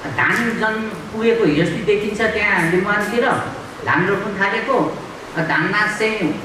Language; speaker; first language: Nepali; non-native, local second language; Limbu